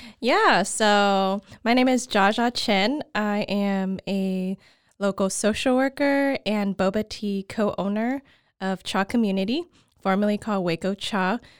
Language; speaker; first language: English; native; English